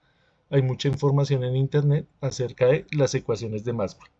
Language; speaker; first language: Spanish; native; Spanish